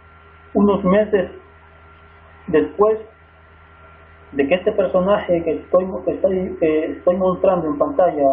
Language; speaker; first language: Spanish; native; Spanish